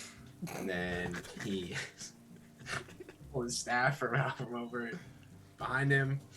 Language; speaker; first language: English; native; English